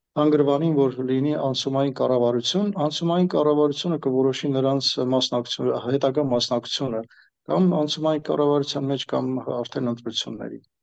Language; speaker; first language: Armenian; native; Armenian